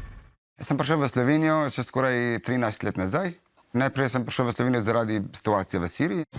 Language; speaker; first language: Slovenian; non-native, fluent; Kurdish